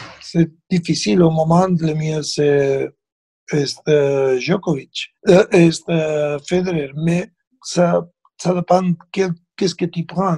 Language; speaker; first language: French; non-native, learner; Spanish